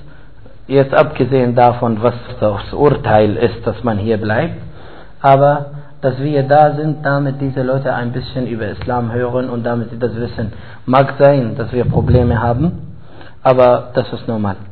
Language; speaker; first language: German; non-native, fluent; Arabic